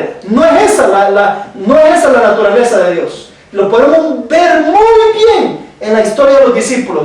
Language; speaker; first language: Spanish; native; Spanish